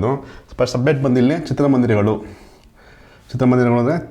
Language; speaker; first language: Kannada; native; Kannada